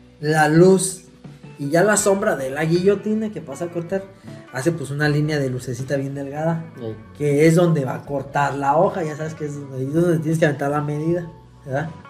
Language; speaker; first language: Spanish; native; Spanish